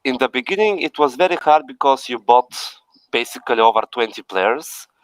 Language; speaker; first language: English; non-native, fluent; Bulgarian